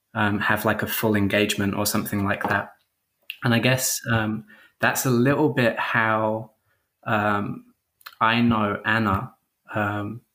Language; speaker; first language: English; native; English